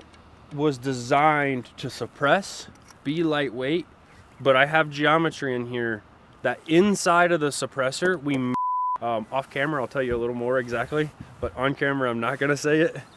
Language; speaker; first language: English; native; English